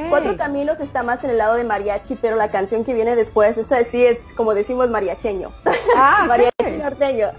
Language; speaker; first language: Spanish; early bilingual, heritage; Spanish